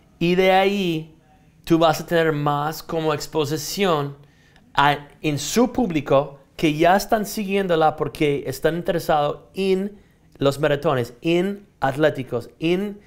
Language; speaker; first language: Spanish; non-native, fluent; English